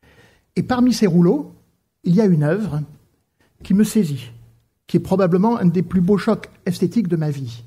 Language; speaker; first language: French; native; French